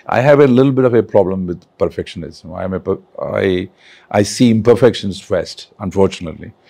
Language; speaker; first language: English; non-native, local second language; Malayalam